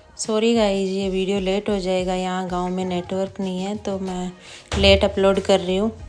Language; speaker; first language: Hindi; non-native, local second language; Marwari